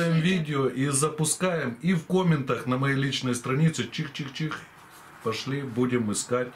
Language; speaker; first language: Russian; native; Russian